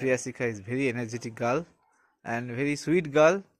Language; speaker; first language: Hindi; non-native, local second language; Bangla